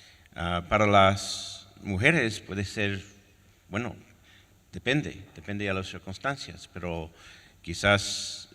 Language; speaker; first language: Spanish; non-native, fluent; French